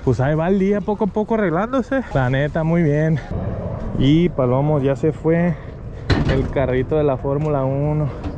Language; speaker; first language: Spanish; early bilingual, heritage; Spanish